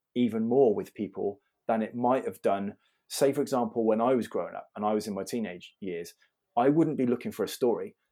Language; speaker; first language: English; native; English